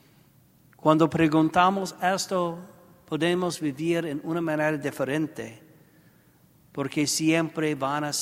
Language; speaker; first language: Spanish; non-native, learner; English